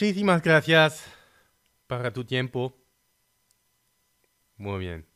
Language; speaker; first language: Spanish; non-native, fluent; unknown